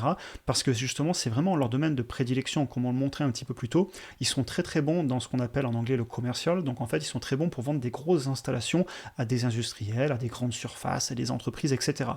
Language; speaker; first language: French; native; French